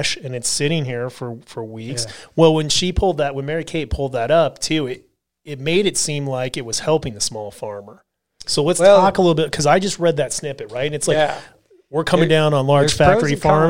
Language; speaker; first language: English; native; English